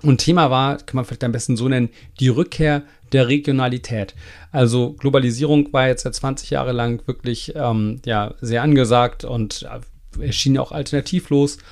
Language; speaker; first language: German; native; German